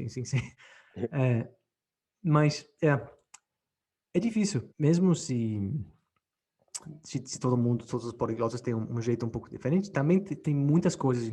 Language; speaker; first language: Portuguese; non-native, fluent; English